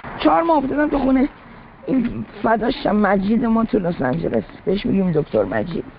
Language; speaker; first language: Persian; early bilingual, heritage; Persian